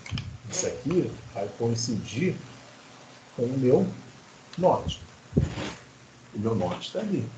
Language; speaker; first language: Portuguese; native; Portuguese